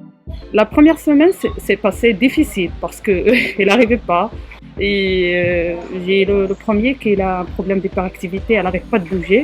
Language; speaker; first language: French; non-native, learner; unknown